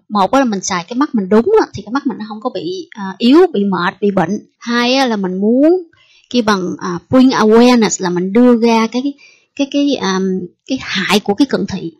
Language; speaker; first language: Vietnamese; early bilingual, heritage; Vietnamese